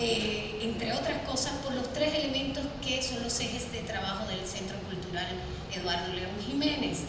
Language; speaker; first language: Spanish; native; Spanish